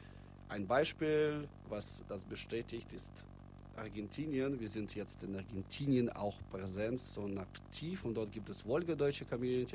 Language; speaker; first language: German; non-native, fluent; Russian